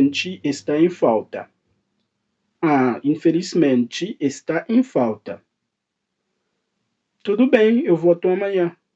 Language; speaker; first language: Portuguese; non-native, fluent; Haitian Creole